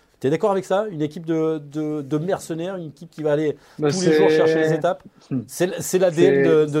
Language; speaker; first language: French; native; French